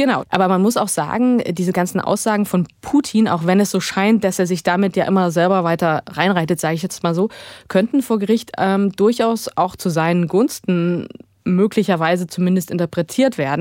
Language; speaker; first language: German; native; German